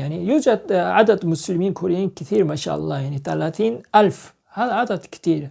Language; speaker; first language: Arabic; non-native, learner; Korean